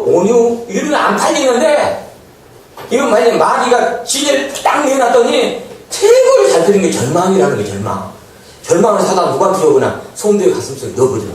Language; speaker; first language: Korean; native; Korean